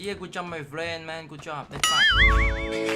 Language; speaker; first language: English; non-native, learner; Thai